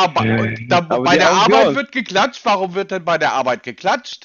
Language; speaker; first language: German; native; German